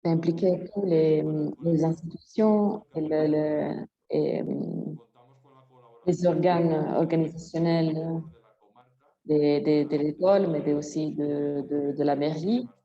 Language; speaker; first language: French; non-native, fluent; Italian